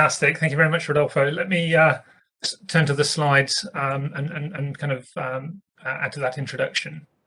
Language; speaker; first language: English; native; English